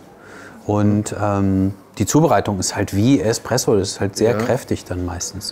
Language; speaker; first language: German; native; German